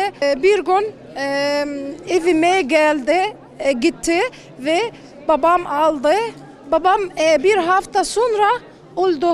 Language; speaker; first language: Turkish; non-native, learner; Arabic